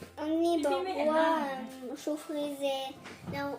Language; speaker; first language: Thai; early bilingual, heritage; Thai